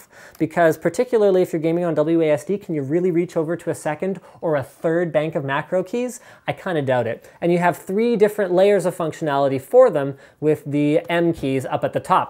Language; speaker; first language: English; native; English